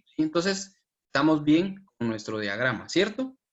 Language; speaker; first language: Spanish; native; Spanish